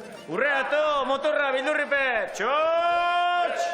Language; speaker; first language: Basque; native; Basque